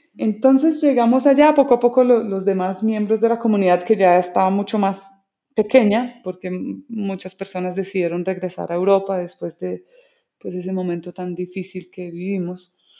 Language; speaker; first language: Spanish; early bilingual, other home language; English